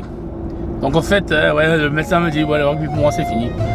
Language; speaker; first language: French; non-native, fluent; English